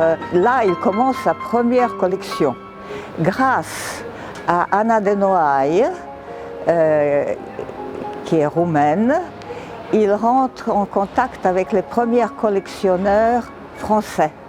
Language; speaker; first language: French; non-native, fluent; Serbian